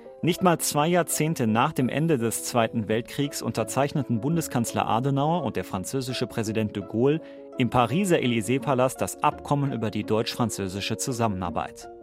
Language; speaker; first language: German; native; German